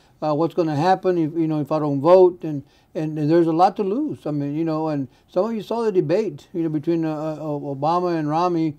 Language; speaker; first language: English; early bilingual, other home language; Spanish